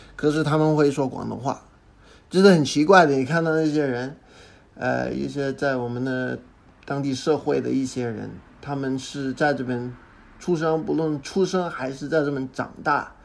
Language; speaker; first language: Chinese; non-native, fluent; English